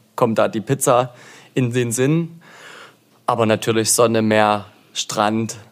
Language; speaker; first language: German; native; German